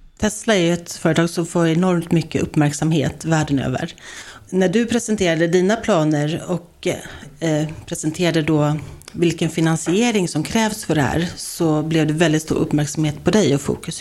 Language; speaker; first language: Swedish; native; Swedish